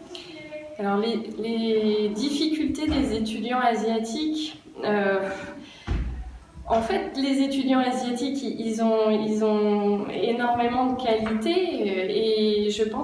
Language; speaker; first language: French; native; French